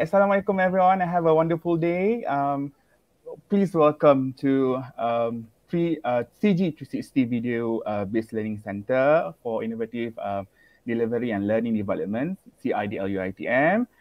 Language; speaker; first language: English; non-native, local second language; Malay